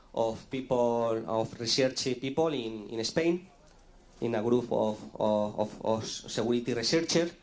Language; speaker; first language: English; non-native, fluent; Spanish